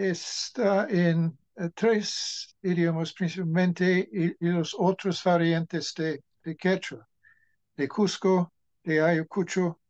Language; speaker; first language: Spanish; non-native, fluent; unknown